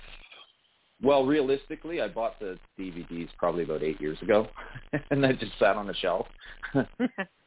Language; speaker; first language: English; native; English